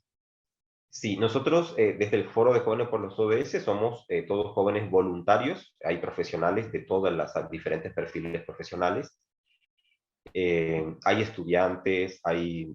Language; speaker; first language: Spanish; native; Spanish